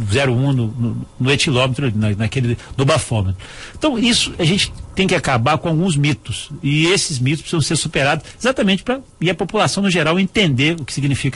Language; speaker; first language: Portuguese; native; Portuguese